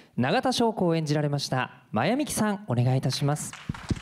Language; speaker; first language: Japanese; native; Japanese